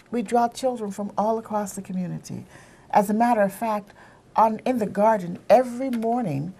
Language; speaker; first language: English; native; English